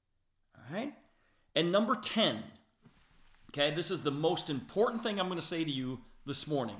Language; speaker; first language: English; native; English